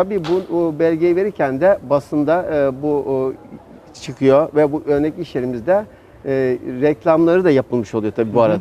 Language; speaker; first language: Turkish; native; Turkish